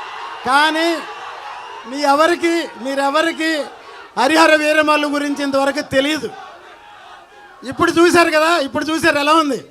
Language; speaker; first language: Telugu; native; Telugu